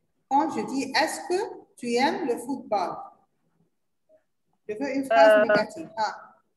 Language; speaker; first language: French; non-native, learner; Arabic